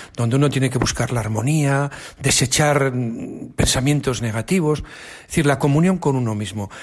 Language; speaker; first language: Spanish; native; Spanish